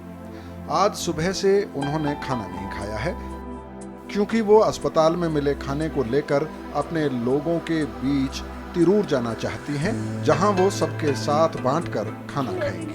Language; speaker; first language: Hindi; native; Hindi